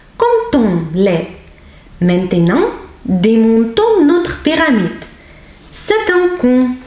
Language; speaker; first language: French; non-native, learner; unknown